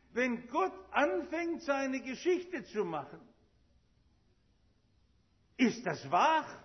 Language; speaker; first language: German; native; German